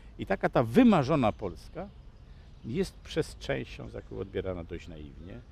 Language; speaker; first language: Polish; native; Polish